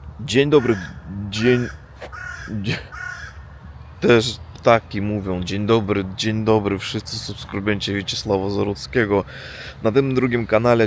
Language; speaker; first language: Polish; non-native, learner; Russian